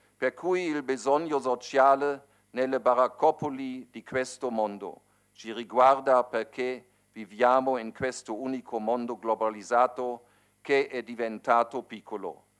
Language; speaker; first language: Italian; non-native, fluent; German